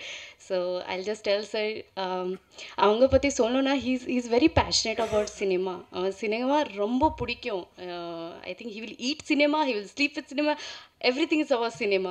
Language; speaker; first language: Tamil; non-native, learner; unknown